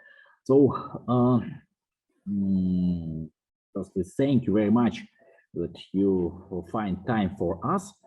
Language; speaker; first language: English; non-native, fluent; Russian